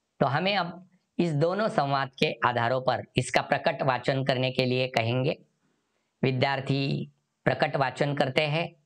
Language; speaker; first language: Hindi; non-native, local second language; Marathi